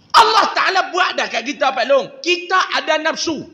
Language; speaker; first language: Malay; native; Malay